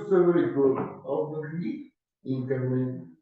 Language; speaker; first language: English; non-native, learner; Spanish